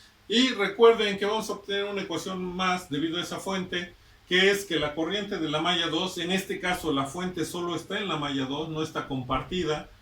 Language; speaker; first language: Spanish; native; Spanish